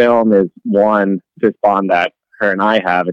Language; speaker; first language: English; native; English